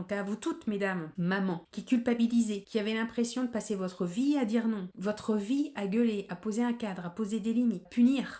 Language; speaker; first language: French; native; French